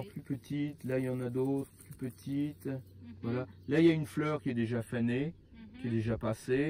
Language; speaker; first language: French; native; French